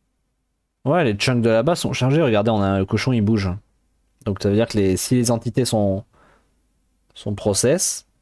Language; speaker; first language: French; native; French